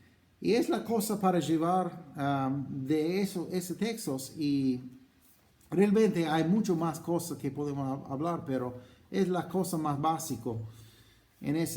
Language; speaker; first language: Spanish; non-native, fluent; English